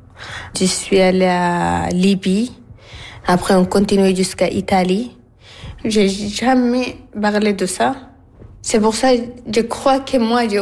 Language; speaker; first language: French; non-native, learner; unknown